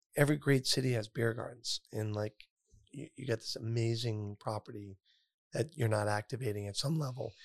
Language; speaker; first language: English; native; English